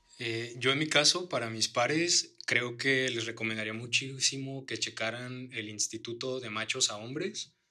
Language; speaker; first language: Spanish; native; Spanish